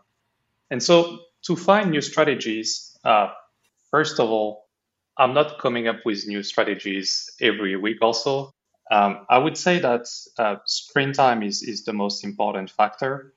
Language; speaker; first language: English; non-native, fluent; French